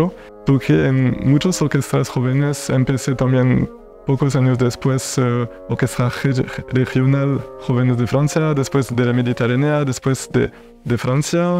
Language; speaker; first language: Spanish; non-native, fluent; French